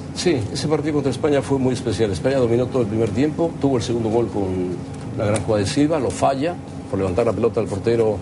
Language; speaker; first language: Spanish; native; Spanish